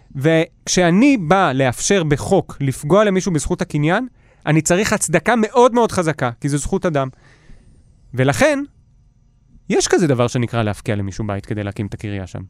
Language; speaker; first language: Hebrew; native; Hebrew